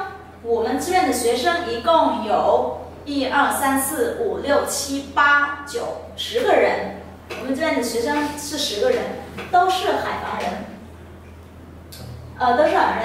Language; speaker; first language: Chinese; non-native, fluent; Vietnamese